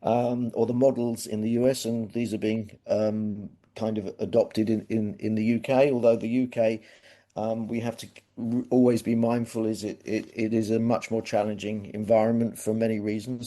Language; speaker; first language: English; native; English